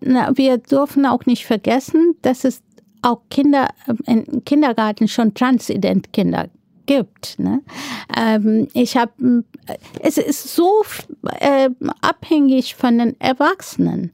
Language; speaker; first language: German; non-native, fluent; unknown